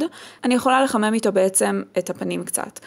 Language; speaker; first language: Hebrew; native; Hebrew